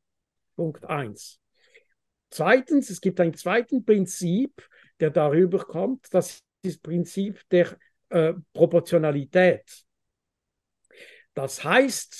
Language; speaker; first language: German; non-native, fluent; French